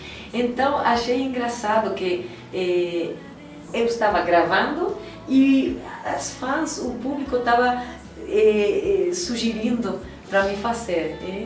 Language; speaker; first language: Portuguese; non-native, fluent; Spanish